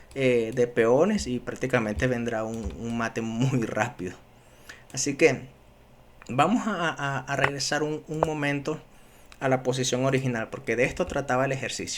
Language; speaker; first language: Spanish; native; Spanish